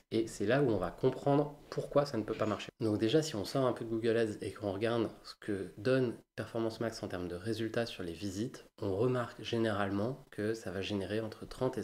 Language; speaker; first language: French; native; French